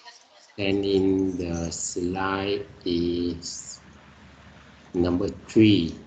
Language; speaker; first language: English; non-native, learner; Vietnamese